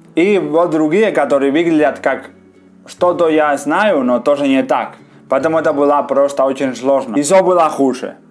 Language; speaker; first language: Russian; non-native, learner; Spanish